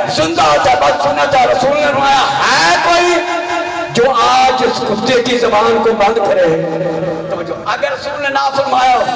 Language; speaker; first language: Urdu; non-native, local second language; Punjabi